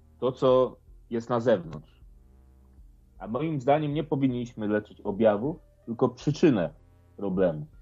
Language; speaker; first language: Polish; native; Polish